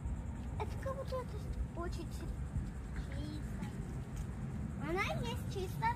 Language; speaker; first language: Russian; early bilingual, heritage; Russian